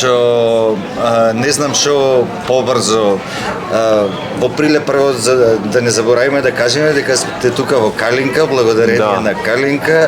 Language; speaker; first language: Macedonian; native; Macedonian